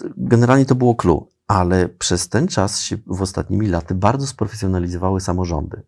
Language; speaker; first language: Polish; native; Polish